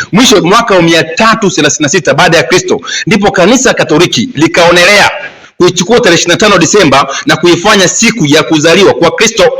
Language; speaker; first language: Swahili; native; Swahili